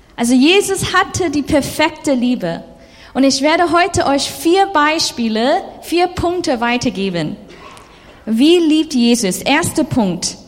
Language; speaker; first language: German; non-native, fluent; English